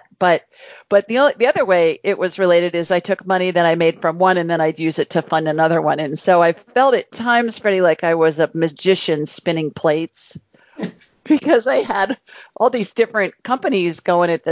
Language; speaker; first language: English; native; English